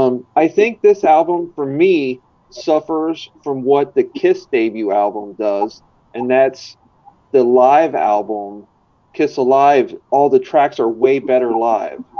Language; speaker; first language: English; native; English